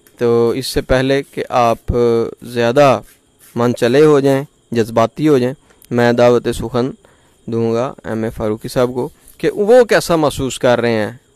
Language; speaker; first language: Urdu; non-native, local second language; Punjabi